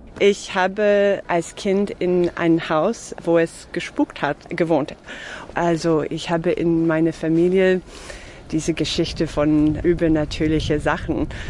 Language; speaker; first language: German; non-native, fluent; English